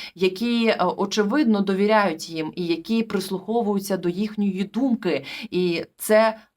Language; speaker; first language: Ukrainian; native; Ukrainian